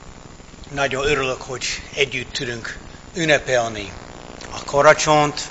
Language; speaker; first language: Hungarian; non-native, fluent; English